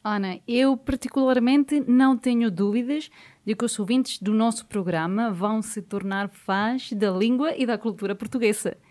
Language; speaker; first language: Portuguese; native; Portuguese